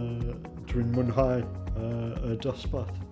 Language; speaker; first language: Welsh; non-native, learner; English